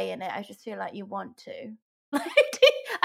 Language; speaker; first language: English; non-native, local second language; Cantonese